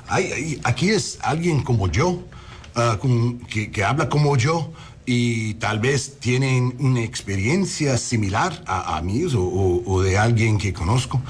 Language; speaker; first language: Spanish; non-native, learner; English